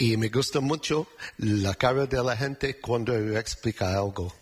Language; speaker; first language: Spanish; non-native, fluent; English